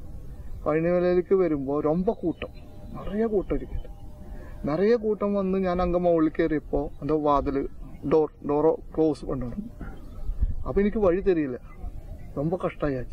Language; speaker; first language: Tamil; non-native, learner; Malayalam